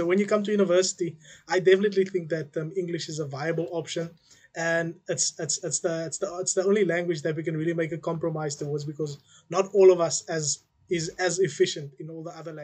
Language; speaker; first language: English; non-native, local second language; Afrikaans